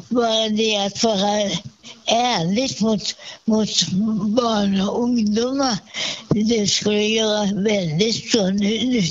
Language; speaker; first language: Swedish; non-native, fluent; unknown